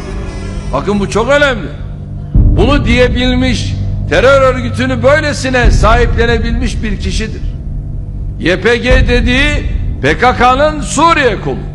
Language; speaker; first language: Turkish; native; Turkish